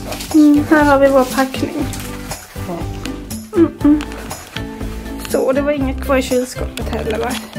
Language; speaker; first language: Swedish; native; Swedish